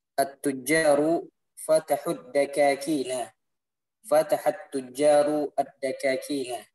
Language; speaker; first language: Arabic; non-native, learner; Indonesian